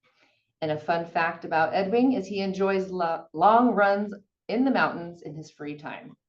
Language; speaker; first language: English; native; English